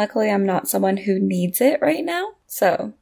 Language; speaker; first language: English; native; English